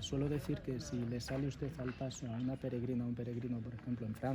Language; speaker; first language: Spanish; native; Spanish